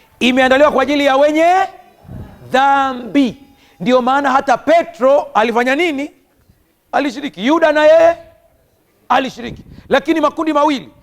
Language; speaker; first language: Swahili; native; Swahili